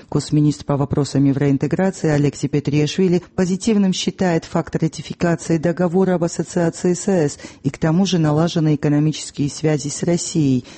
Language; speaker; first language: Russian; non-native, local second language; Georgian